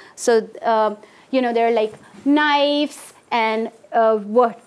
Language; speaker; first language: English; non-native, local second language; Hindi